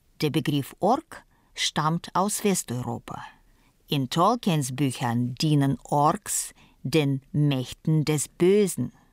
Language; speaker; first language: German; non-native, fluent; Russian